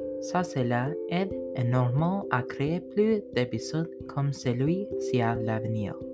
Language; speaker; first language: French; non-native, learner; English